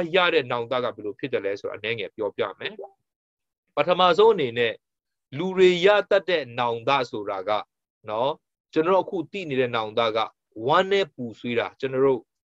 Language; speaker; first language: Burmese; non-native, local second language; Tedim Chin